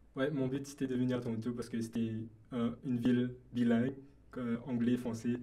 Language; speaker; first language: French; non-native, local second language; Morisyen